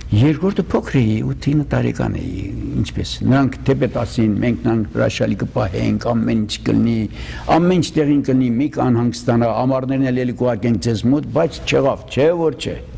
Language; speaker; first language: Armenian; early bilingual, heritage; Armenian